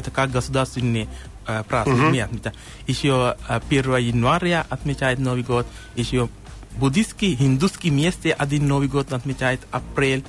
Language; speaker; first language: Russian; non-native, learner; Sinhala